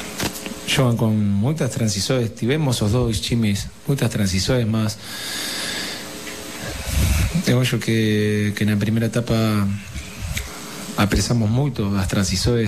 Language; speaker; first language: Portuguese; non-native, learner; Spanish